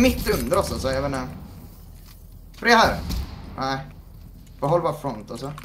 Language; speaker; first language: Swedish; native; Swedish